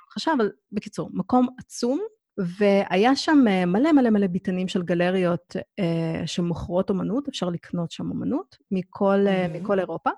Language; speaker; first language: Hebrew; native; Hebrew